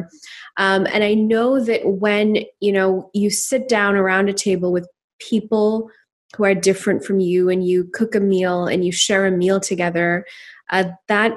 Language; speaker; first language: English; non-native, local second language; Urdu